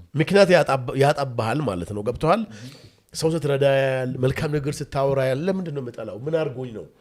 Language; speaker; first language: Amharic; non-native, local second language; Oromo